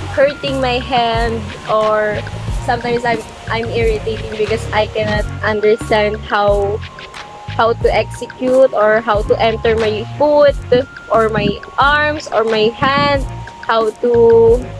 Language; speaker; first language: English; non-native, local second language; Filipino